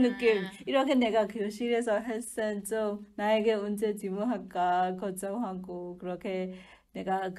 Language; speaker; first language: Korean; non-native, learner; Burmese